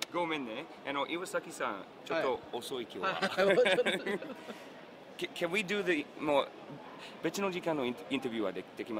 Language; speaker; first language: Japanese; non-native, learner; English